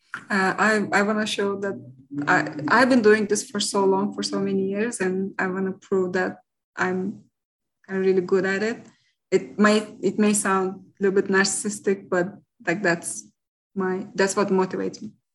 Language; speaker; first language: English; non-native, fluent; Turkish